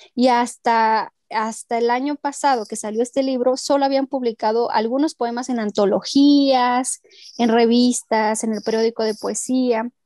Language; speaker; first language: Spanish; non-native, local second language; Mixtepec Mixtec